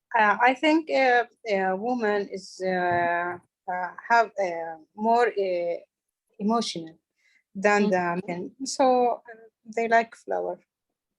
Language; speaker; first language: English; non-native, learner; Arabic